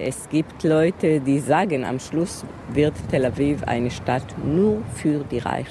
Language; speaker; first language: German; non-native, fluent; Hebrew